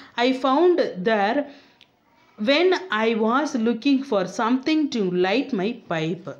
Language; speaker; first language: English; non-native, local second language; Tamil